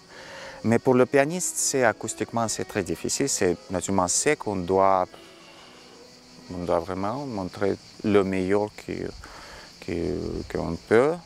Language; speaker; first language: French; non-native, learner; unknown